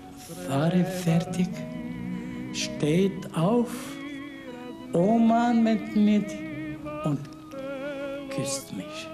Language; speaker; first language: German; non-native, learner; Bulgarian